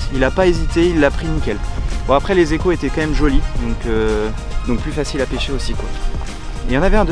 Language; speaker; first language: French; native; French